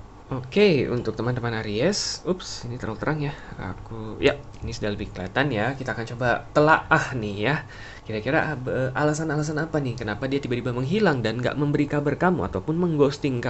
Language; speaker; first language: Indonesian; native; Indonesian